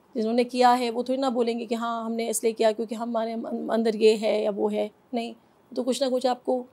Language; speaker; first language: Hindi; native; Hindi